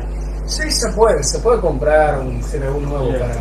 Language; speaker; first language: Spanish; non-native, fluent; Chinese